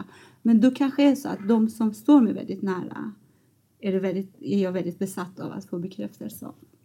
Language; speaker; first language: Swedish; non-native, fluent; Persian